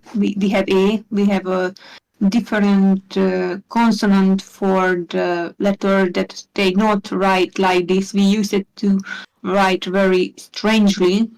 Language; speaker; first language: English; non-native, learner; Hungarian